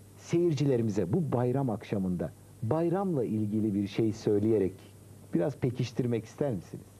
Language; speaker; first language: Turkish; native; Turkish